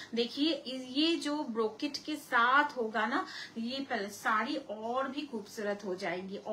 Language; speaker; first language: Hindi; non-native, local second language; Bangla